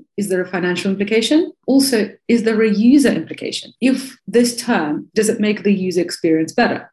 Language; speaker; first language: English; non-native, fluent; Russian